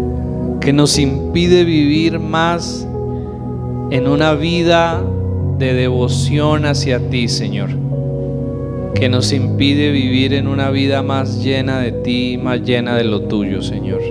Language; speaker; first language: Spanish; native; Spanish